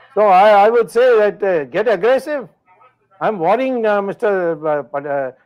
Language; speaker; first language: English; non-native, local second language; Tamil